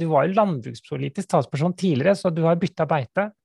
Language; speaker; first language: Norwegian; native; Norwegian